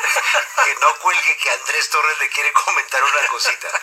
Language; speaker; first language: Spanish; native; Spanish